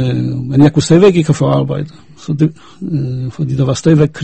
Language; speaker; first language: Danish; non-native, fluent; Polish